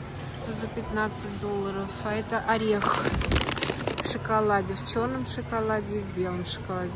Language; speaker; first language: Russian; native; Russian